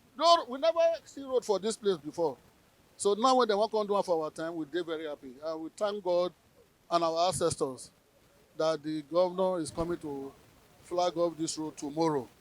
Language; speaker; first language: Nigerian Pidgin; non-native, local second language; Bini